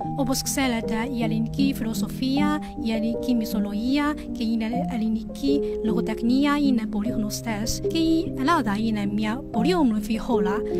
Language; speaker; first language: Greek; non-native, learner; Chinese